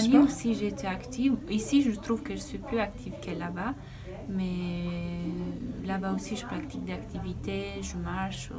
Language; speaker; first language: French; non-native, learner; Albanian